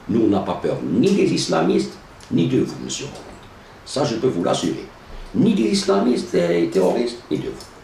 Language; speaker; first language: French; non-native, local second language; Arabic